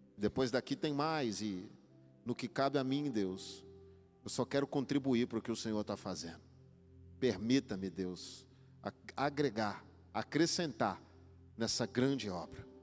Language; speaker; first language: Portuguese; native; Portuguese